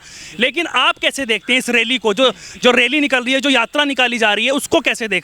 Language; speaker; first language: Hindi; native; Hindi